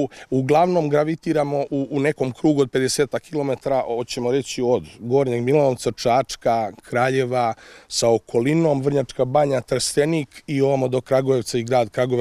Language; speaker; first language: Serbian; native; Serbian